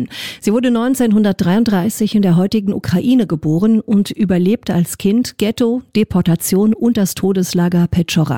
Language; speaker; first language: German; native; German